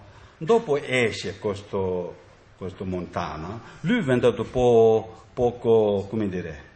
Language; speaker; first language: Italian; non-native, learner; Tibetan